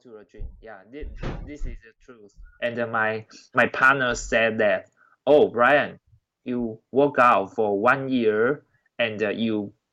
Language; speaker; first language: English; non-native, learner; Chinese